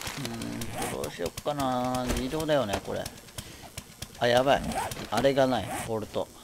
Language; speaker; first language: Japanese; native; Japanese